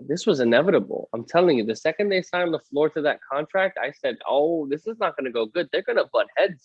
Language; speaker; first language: English; native; English